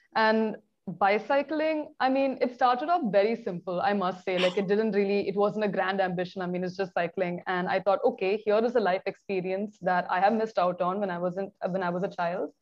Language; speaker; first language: English; non-native, local second language; Malayalam